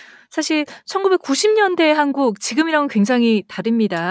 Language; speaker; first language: Korean; native; Korean